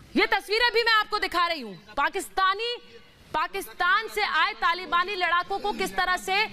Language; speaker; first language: Hindi; native; Hindi